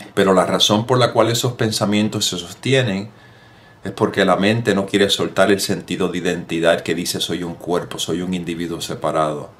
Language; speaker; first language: Spanish; native; Spanish